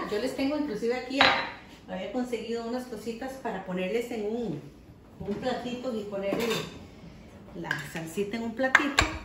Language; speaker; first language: Spanish; native; Spanish